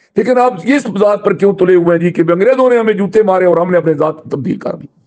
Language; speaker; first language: Urdu; non-native, local second language; Punjabi